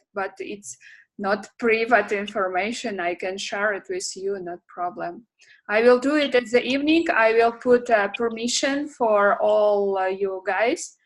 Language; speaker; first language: English; non-native, learner; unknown